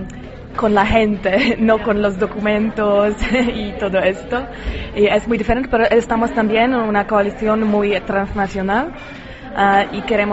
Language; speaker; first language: Spanish; non-native, learner; Polish